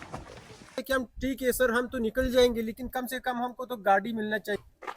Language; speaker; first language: Hindi; non-native, local second language; Pashto